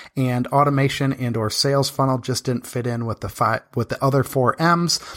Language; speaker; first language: English; native; English